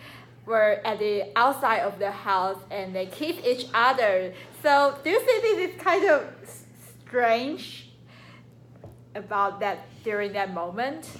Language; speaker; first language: English; non-native, learner; Chinese